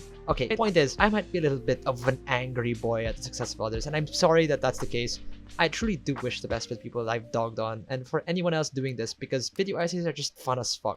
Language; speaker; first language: English; native; English